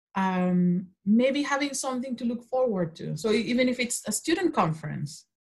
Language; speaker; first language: English; non-native, fluent; Spanish